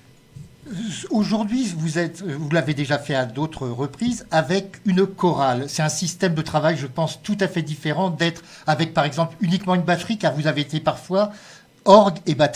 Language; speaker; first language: French; native; French